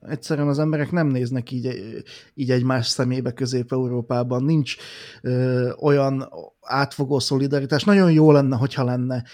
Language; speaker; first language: Hungarian; native; Hungarian